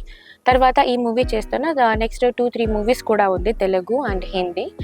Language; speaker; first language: Telugu; non-native, learner; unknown